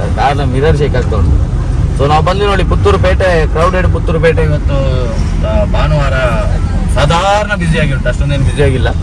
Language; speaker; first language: Kannada; non-native, local second language; Tulu